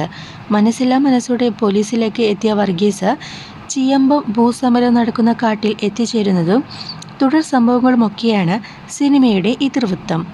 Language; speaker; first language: Malayalam; native; Malayalam